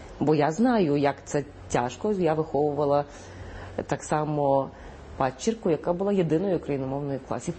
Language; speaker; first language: Ukrainian; native; Ukrainian